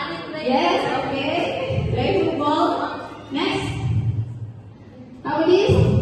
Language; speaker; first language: English; non-native, learner; Indonesian